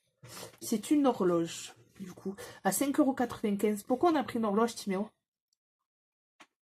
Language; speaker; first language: French; native; French